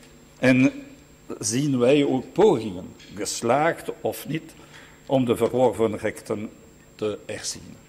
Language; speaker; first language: Dutch; non-native, fluent; French